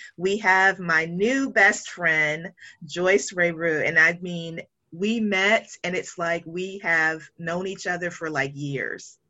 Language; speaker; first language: English; native; English